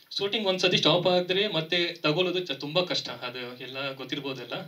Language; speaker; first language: Kannada; non-native, local second language; Telugu